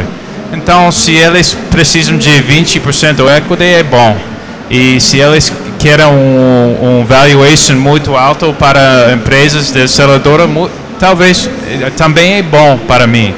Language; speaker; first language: Portuguese; non-native, fluent; English